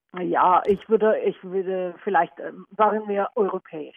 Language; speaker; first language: German; non-native, learner; Norwegian